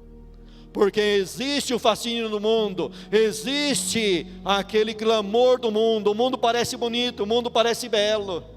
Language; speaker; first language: Portuguese; native; Portuguese